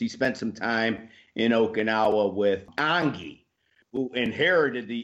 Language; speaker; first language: English; native; English